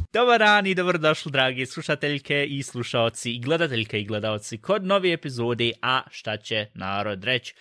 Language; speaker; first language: Bosnian; early bilingual, heritage; Bosnian